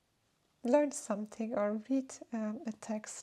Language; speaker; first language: English; non-native, fluent; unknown